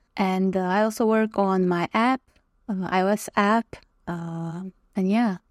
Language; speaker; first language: English; non-native, fluent; Croatian